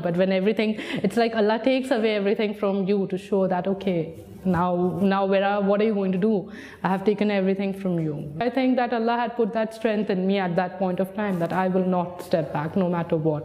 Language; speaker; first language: English; non-native, local second language; Hindi